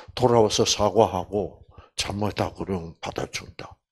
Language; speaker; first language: Korean; native; Korean